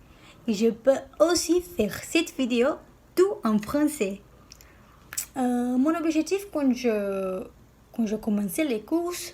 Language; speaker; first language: French; non-native, learner; Portuguese